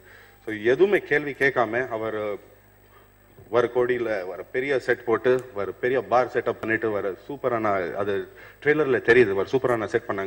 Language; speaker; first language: Tamil; non-native, fluent; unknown